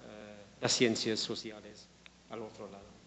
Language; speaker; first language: Spanish; non-native, fluent; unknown